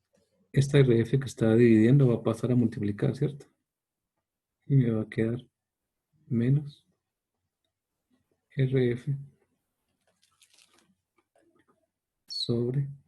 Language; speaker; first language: Spanish; native; Spanish